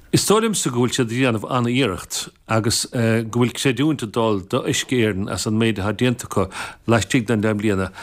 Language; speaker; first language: Irish; native; Irish